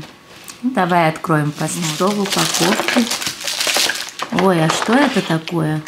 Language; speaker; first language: Russian; native; Russian